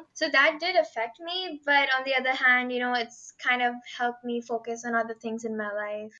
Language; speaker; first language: English; non-native, local second language; Hindi